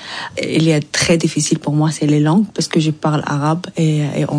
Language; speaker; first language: French; non-native, learner; Arabic